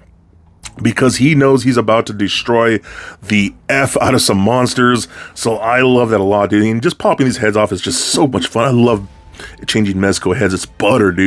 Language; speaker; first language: English; native; English